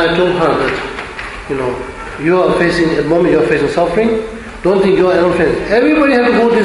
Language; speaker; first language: Russian; non-native, learner; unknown